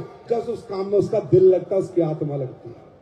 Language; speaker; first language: Hindi; native; Hindi